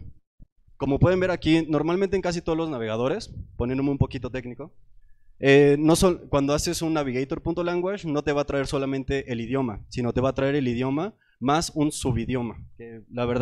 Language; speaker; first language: Spanish; native; Spanish